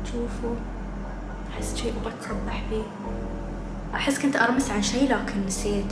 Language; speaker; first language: Arabic; early bilingual, heritage; Arabic